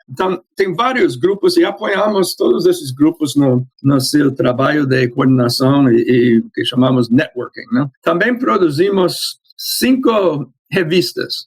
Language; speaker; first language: Portuguese; non-native, fluent; English